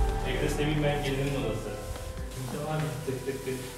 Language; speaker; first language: Turkish; native; Turkish